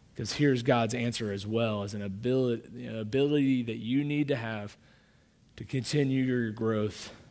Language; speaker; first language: English; native; English